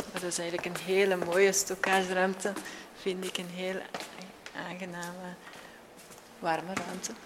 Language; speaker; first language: Dutch; native; Dutch